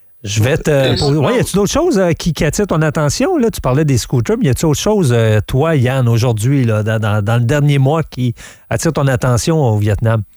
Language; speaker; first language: French; native; French